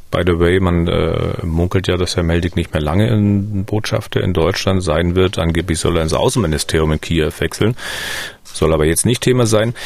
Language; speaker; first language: German; native; German